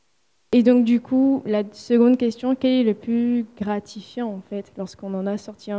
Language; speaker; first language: French; native; French